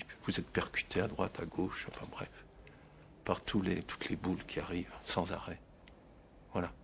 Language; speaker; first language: French; native; French